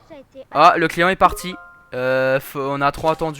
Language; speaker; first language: French; native; French